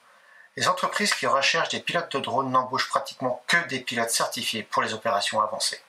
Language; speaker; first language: French; native; French